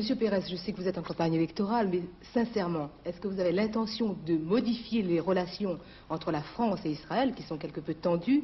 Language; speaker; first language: French; native; French